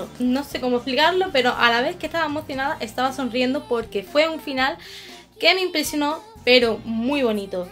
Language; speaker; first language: Spanish; native; Spanish